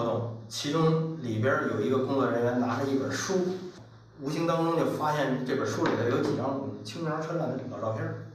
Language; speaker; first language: Chinese; native; Chinese